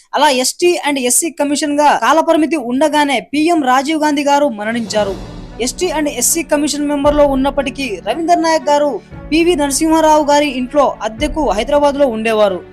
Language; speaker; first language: Telugu; non-native, local second language; Lambadi